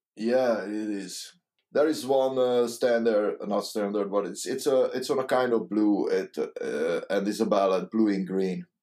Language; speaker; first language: English; non-native, learner; Hungarian